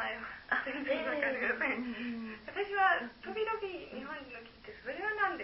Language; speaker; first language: Japanese; non-native, learner; German